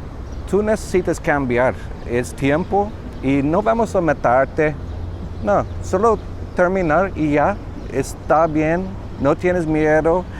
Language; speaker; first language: Spanish; non-native, learner; English